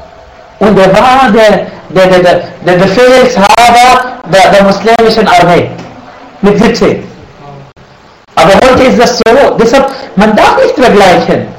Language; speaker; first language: German; non-native, fluent; Arabic